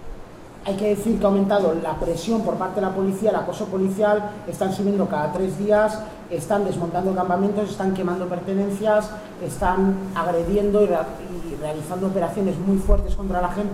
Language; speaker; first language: Spanish; native; Spanish